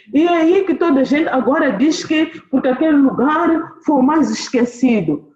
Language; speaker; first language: Portuguese; non-native, local second language; Tsonga